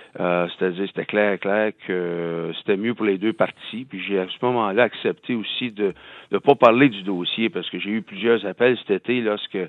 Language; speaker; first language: French; native; French